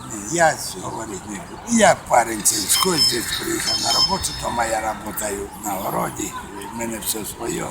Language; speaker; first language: Russian; non-native, local second language; Ukrainian